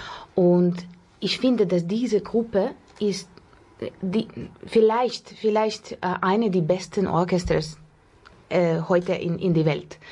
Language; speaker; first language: German; non-native, learner; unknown